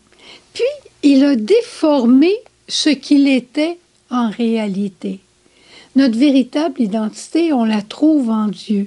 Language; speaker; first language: French; native; French